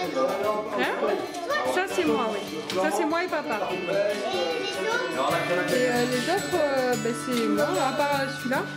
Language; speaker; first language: French; native; French